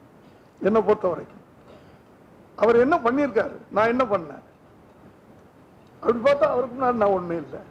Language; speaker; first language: Tamil; native; Tamil